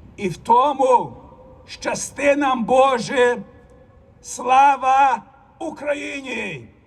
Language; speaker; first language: Ukrainian; early bilingual, heritage; Ukrainian